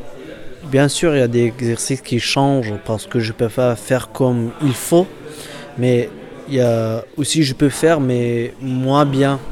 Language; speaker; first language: French; non-native, learner; Kurdish